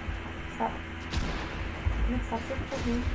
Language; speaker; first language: French; native; French